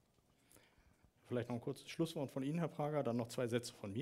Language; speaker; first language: German; native; German